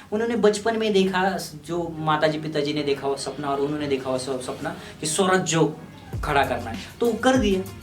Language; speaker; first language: Hindi; non-native, local second language; Marathi